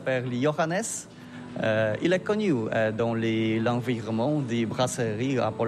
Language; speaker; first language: French; non-native, learner; Polish